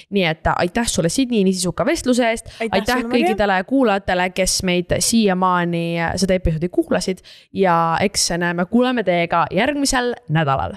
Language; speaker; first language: Estonian; native; Estonian